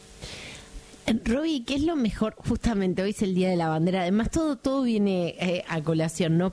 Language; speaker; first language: Spanish; native; Spanish